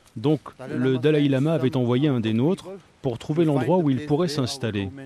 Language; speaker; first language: French; non-native, fluent; Chinese